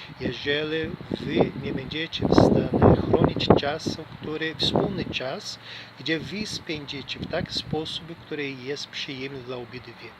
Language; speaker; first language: Polish; non-native, learner; Portuguese